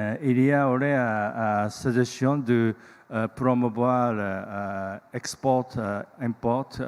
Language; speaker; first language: French; non-native, learner; Japanese